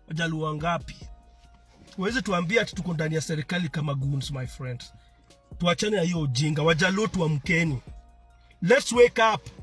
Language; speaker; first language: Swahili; non-native, local second language; Luo (Kenya and Tanzania)